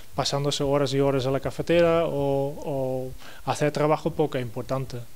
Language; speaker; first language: Spanish; non-native, fluent; Dutch